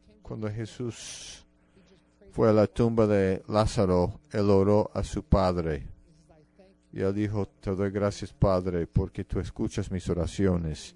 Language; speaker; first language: Spanish; non-native, fluent; English